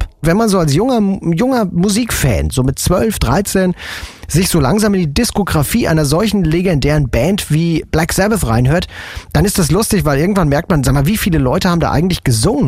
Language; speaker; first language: German; native; German